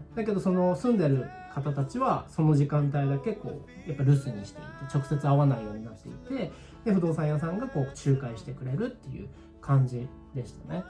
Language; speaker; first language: Japanese; native; Japanese